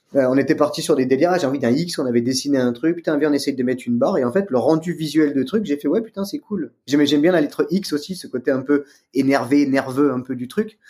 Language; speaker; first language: French; native; French